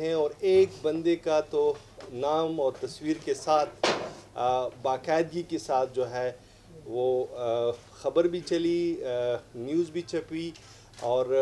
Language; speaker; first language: Urdu; non-native, local second language; Pashto